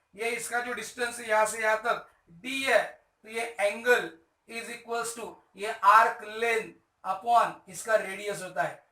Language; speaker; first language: Hindi; non-native, local second language; Marathi